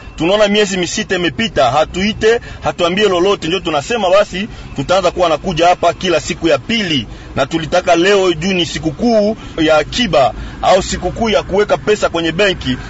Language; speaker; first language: Swahili; native; Swahili